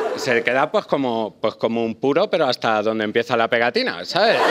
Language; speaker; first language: Spanish; native; Spanish